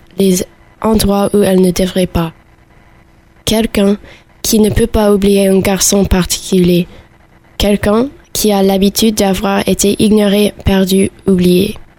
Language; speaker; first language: French; non-native, learner; English